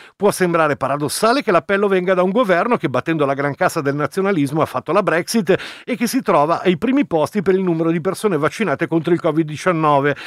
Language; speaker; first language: Italian; native; Italian